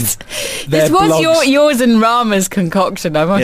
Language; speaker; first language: English; native; English